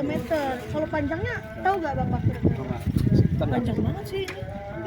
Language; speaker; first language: Indonesian; native; Indonesian